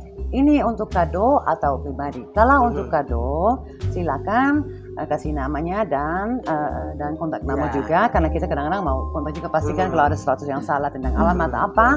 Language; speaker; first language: Indonesian; non-native, fluent; Dutch